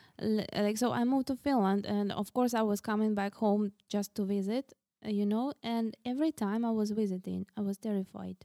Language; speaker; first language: English; non-native, fluent; Russian